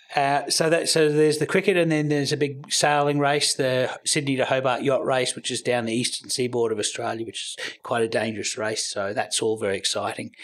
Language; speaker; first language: English; native; English